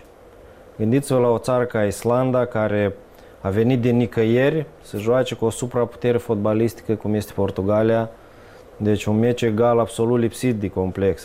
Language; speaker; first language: Romanian; native; Romanian